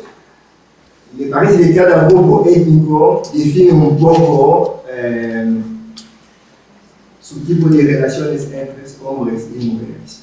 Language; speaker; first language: Spanish; non-native, fluent; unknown